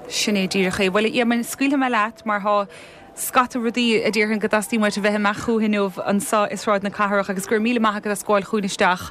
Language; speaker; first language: Irish; native; Irish